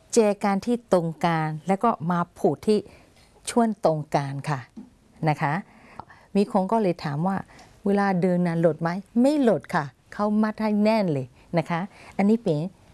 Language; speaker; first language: Thai; non-native, fluent; Burmese